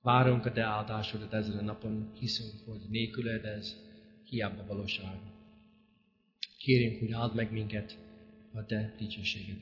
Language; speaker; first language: Hungarian; non-native, fluent; English